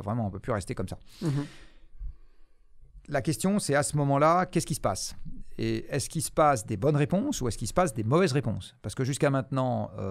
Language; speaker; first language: French; native; French